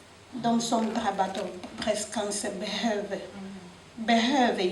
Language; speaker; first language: Swedish; non-native, fluent; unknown